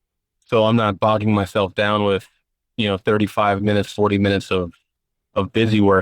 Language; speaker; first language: English; native; English